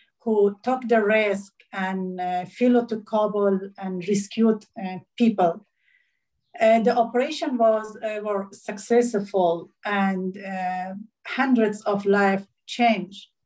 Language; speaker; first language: English; non-native, learner; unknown